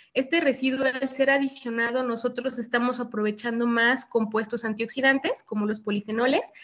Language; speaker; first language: Spanish; native; Spanish